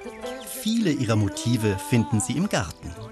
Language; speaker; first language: German; native; German